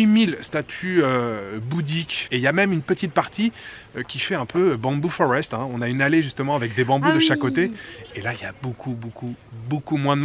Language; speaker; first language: French; native; French